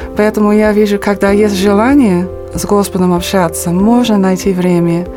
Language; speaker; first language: Russian; non-native, fluent; English